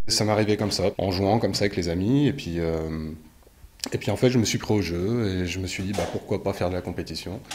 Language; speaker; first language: French; native; French